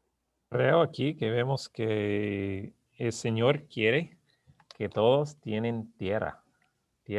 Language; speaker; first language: Spanish; non-native, learner; English